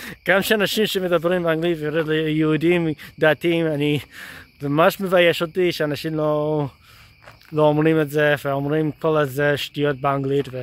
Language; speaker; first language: Hebrew; non-native, fluent; English